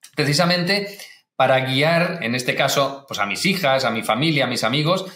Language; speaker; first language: Spanish; native; Spanish